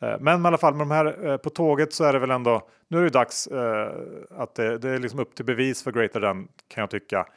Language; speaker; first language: Swedish; native; Swedish